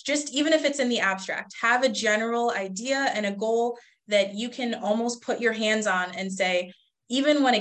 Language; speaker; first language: English; native; English